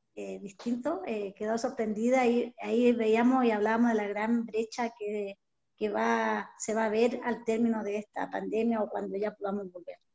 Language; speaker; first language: Spanish; native; Spanish